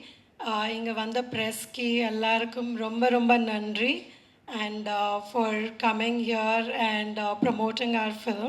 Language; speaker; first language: Tamil; non-native, learner; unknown